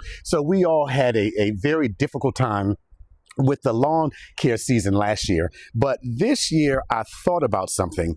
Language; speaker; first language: English; native; English